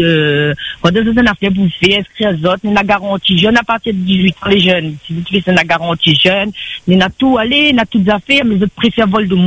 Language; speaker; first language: French; non-native, local second language; Réunion Creole French